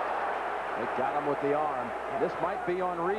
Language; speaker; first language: English; native; English